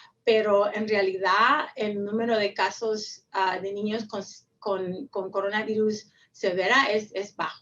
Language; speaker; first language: Spanish; early bilingual, heritage; Spanish